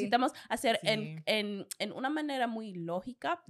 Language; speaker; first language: Spanish; non-native, learner; English